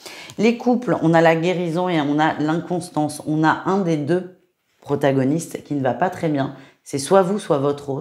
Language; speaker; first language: French; native; French